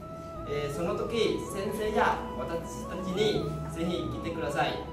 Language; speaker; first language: Japanese; non-native, learner; Nepali